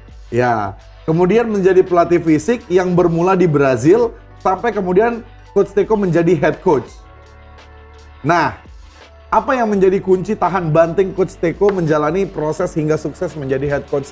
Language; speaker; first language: Indonesian; native; Indonesian